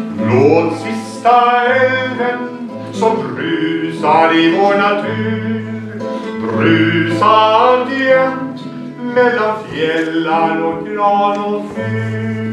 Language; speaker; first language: Swedish; native; Swedish